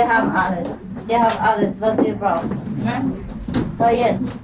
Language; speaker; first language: German; non-native, learner; Vietnamese